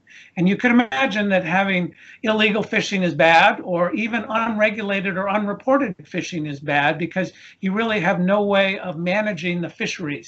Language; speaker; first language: English; native; English